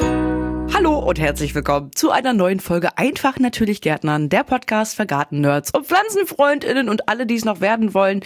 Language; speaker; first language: German; native; German